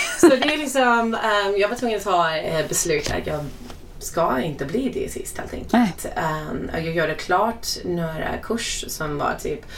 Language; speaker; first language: Swedish; non-native, fluent; English